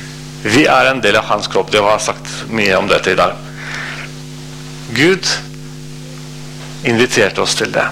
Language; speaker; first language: Norwegian; non-native, fluent; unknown